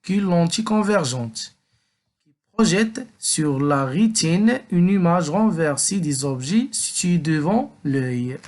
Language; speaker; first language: French; non-native, local second language; Arabic